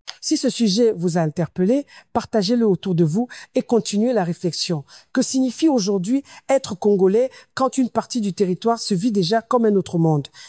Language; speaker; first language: French; non-native, local second language; Lingala